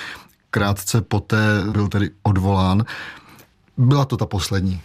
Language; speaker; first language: Czech; native; Czech